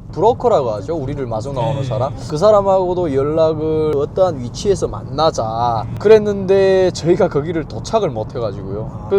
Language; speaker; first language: Korean; native; Korean